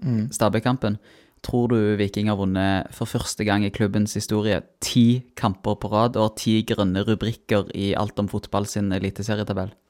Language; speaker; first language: Norwegian; native; Norwegian